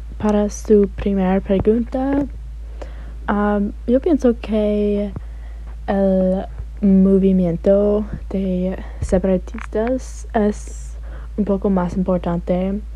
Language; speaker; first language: Spanish; non-native, learner; English